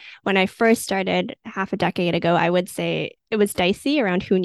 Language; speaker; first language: English; native; English